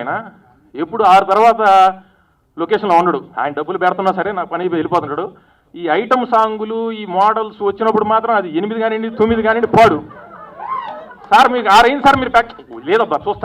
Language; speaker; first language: Telugu; native; Telugu